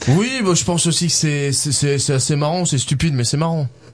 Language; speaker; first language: French; native; French